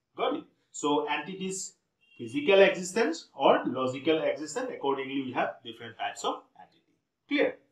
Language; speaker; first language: English; non-native, local second language; Assamese